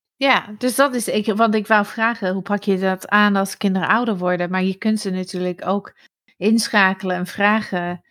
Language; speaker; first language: Dutch; non-native, fluent; English